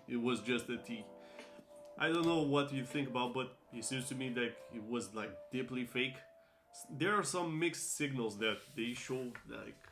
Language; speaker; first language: English; non-native, fluent; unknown